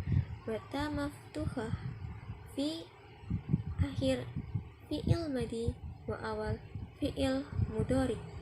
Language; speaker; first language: Arabic; non-native, learner; Indonesian